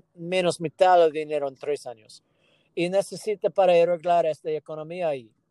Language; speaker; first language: Spanish; non-native, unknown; English